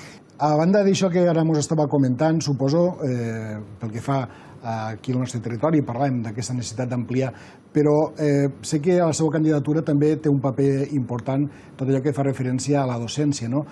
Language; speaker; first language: Catalan; native; Catalan